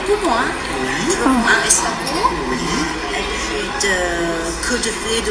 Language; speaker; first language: French; non-native, learner; Chinese